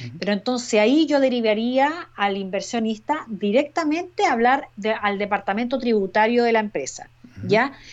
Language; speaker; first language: Spanish; native; Spanish